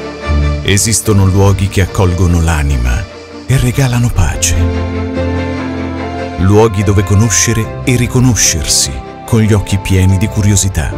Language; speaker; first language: Italian; native; Italian